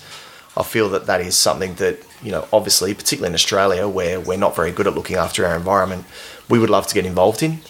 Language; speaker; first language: English; native; English